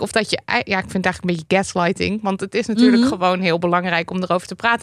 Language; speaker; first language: Dutch; native; Dutch